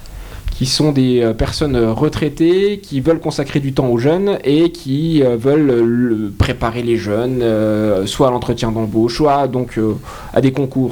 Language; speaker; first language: French; native; French